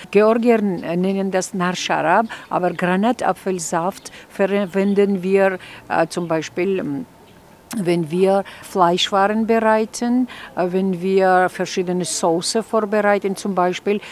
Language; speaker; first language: German; non-native, fluent; Georgian